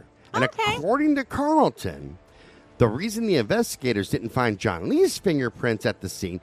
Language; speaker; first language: English; native; English